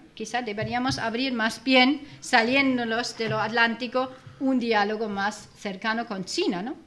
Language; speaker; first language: Spanish; non-native, fluent; German